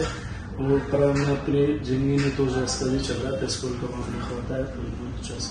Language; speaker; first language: Russian; non-native, learner; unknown